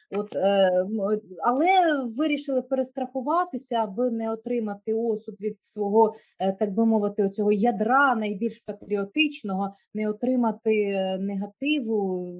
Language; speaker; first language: Ukrainian; native; Ukrainian